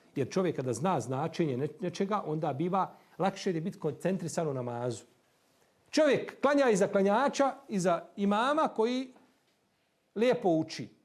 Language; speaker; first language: Bosnian; native; Bosnian